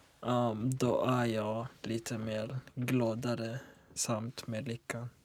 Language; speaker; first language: Swedish; non-native, local second language; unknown